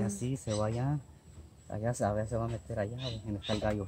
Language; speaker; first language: Spanish; native; Spanish